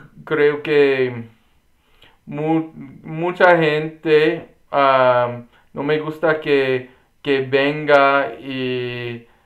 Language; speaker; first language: Spanish; non-native, learner; English